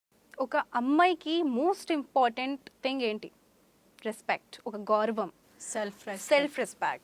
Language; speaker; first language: Telugu; non-native, fluent; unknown